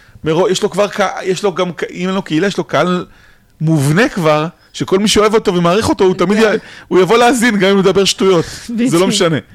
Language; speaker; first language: Hebrew; native; Hebrew